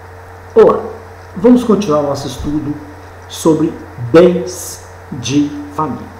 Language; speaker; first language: Portuguese; native; Portuguese